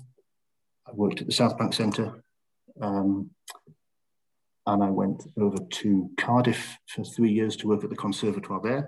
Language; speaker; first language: English; native; English